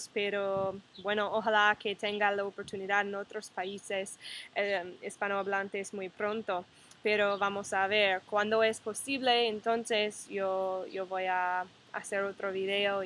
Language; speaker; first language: Spanish; non-native, fluent; English